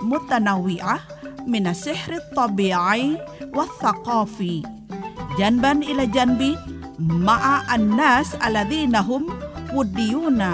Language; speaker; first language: Arabic; non-native, fluent; Indonesian